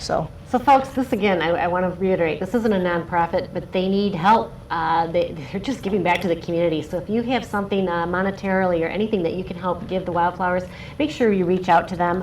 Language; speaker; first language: English; native; English